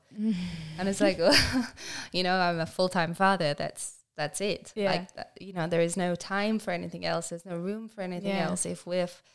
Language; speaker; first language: English; native; English